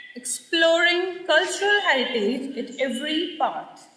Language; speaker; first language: English; non-native, local second language; Punjabi